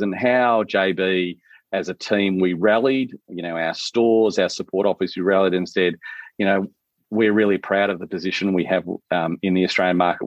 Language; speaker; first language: English; native; English